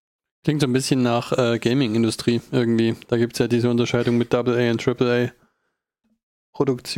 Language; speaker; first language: German; native; German